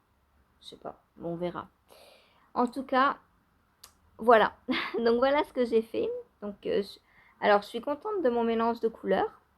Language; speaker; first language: French; native; French